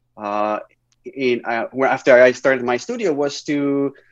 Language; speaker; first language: English; non-native, fluent; Spanish